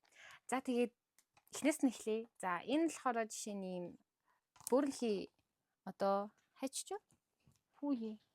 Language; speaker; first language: Mongolian; native; Mongolian